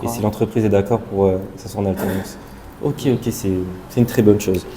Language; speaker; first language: French; non-native, local second language; Malagasy